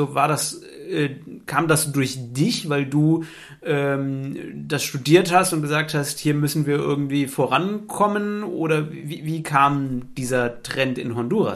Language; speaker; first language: German; native; German